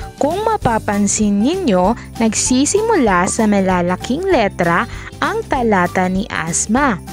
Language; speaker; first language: Filipino; non-native, local second language; Maranao